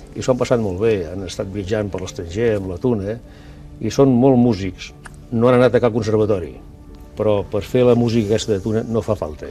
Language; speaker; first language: Catalan; non-native, local second language; Basque